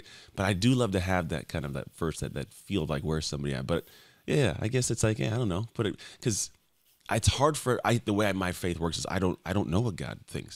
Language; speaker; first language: English; native; English